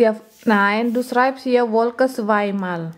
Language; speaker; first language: German; non-native, learner; Indonesian